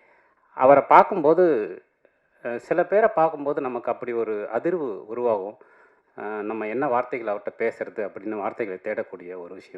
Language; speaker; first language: Tamil; native; Tamil